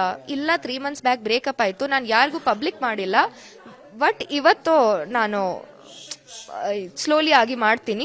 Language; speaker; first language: Kannada; non-native, local second language; Kodava